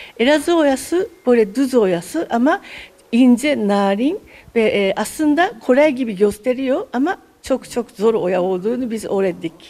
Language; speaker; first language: Turkish; non-native, fluent; Japanese